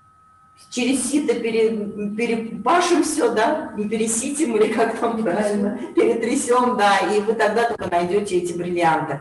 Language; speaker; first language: Russian; native; Russian